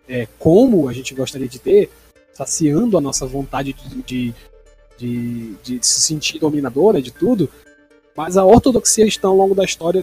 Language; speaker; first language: Portuguese; native; Portuguese